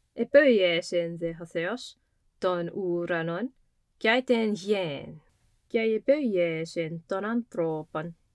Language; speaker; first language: Greek; non-native, fluent; English